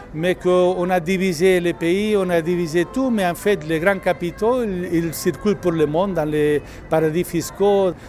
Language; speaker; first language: French; non-native, fluent; Catalan